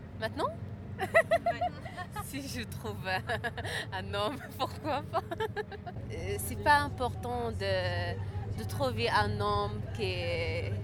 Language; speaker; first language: French; non-native, learner; Arabic